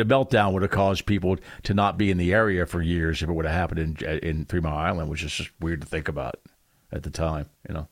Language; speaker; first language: English; native; English